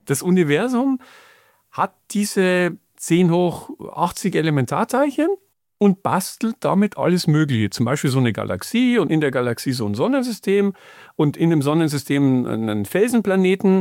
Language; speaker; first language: German; native; German